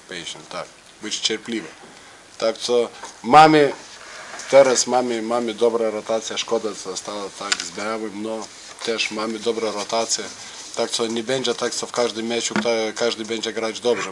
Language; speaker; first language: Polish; non-native, fluent; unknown